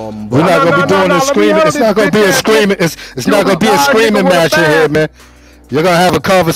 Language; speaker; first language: English; native; English